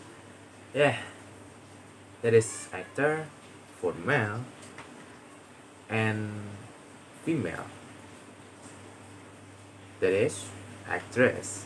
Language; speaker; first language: English; non-native, learner; Indonesian